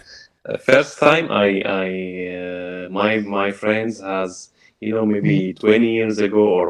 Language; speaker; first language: English; non-native, learner; Arabic